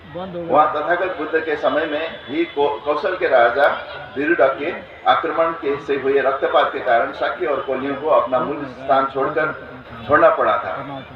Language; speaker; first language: Hindi; non-native, fluent; Newari